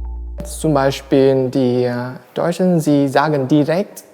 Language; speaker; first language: German; non-native, learner; Vietnamese